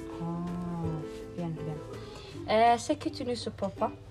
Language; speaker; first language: French; non-native, learner; Norwegian